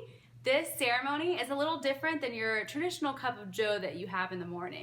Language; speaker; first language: English; early bilingual, other home language; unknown